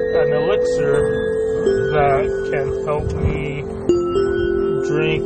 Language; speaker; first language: English; native; English